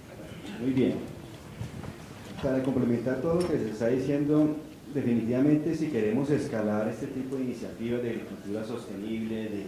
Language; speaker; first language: Spanish; native; Spanish